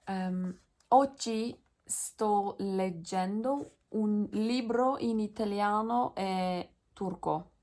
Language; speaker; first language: Italian; non-native, learner; Turkish